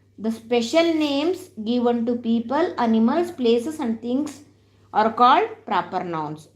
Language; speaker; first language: English; non-native, local second language; Kannada